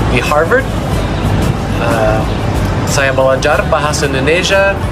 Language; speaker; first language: Indonesian; non-native, learner; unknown